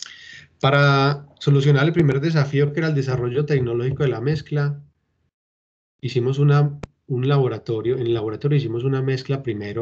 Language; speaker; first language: Spanish; native; Spanish